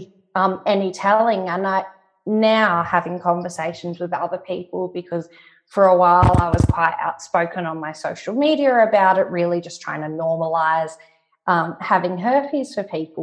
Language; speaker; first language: English; native; English